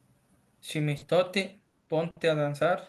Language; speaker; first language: Spanish; native; Spanish